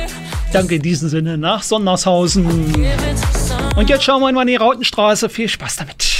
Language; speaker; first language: German; native; German